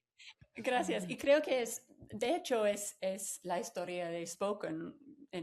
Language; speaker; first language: Spanish; non-native, fluent; English